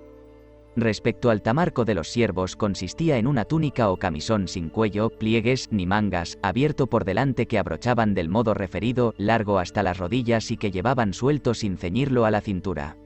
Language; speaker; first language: Spanish; native; Spanish